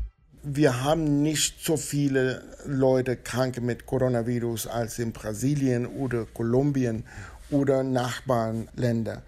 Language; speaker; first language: German; non-native, fluent; Spanish